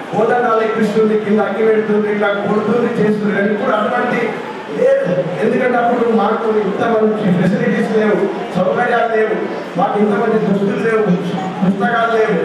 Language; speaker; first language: Telugu; native; Telugu